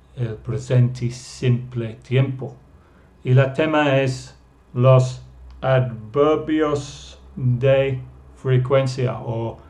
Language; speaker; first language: Spanish; non-native, fluent; English